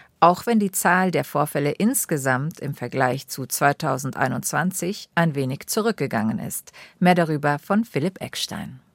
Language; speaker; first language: German; native; German